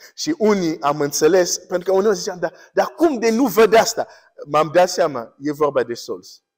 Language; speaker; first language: Romanian; non-native, fluent; English